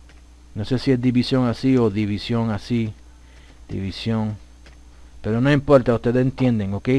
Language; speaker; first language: Spanish; early bilingual, heritage; Spanish